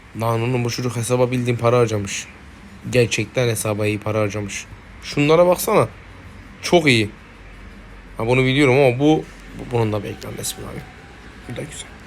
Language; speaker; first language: Turkish; native; Turkish